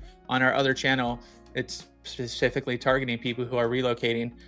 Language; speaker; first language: English; native; English